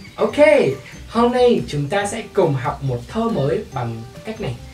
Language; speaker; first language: Vietnamese; native; Vietnamese